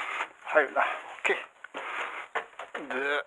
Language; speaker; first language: Japanese; native; Japanese